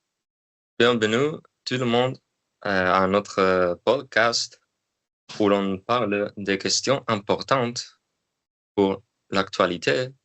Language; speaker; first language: French; non-native, learner; Spanish